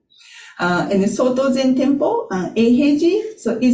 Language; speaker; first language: English; non-native, fluent; Japanese